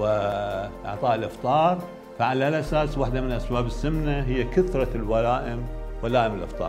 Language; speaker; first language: Arabic; native; Arabic